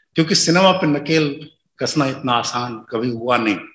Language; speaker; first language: Hindi; non-native, local second language; Magahi